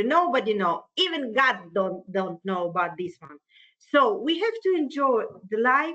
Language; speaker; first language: English; non-native, fluent; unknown